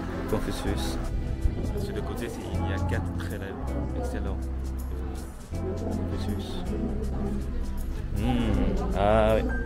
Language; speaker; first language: French; non-native, fluent; Vietnamese